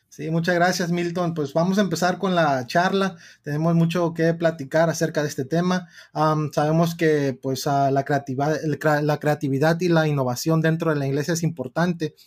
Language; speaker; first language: Spanish; early bilingual, heritage; Spanish